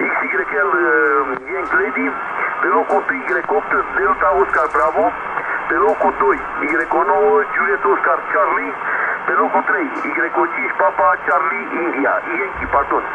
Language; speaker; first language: Romanian; native; Romanian